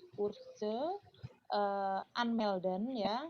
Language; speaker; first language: German; non-native, learner; Indonesian